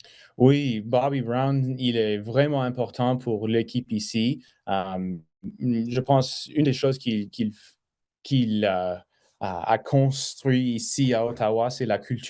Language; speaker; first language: French; non-native, fluent; English